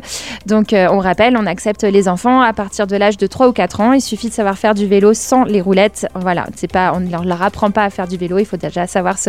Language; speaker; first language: French; native; French